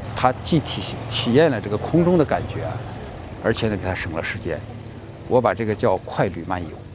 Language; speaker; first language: Chinese; native; Chinese